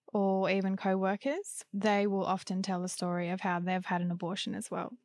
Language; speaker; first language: English; native; English